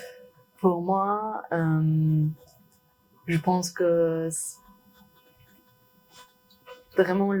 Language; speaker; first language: French; non-native, learner; German